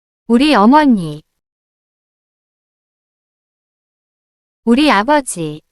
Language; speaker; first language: Korean; non-native, learner; French